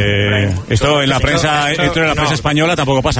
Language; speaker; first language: Spanish; native; Spanish